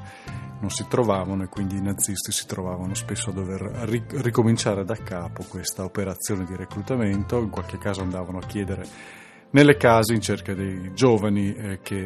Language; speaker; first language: Italian; native; Italian